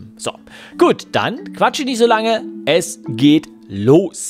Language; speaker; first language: German; native; German